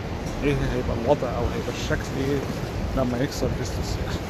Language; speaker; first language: Arabic; native; Arabic